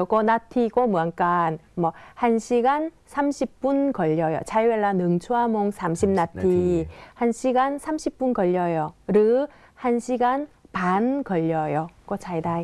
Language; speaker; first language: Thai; non-native, fluent; Korean